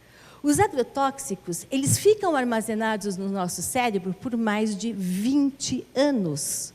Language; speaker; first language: Portuguese; native; Portuguese